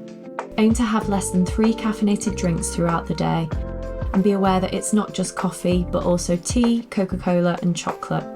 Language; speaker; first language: English; native; English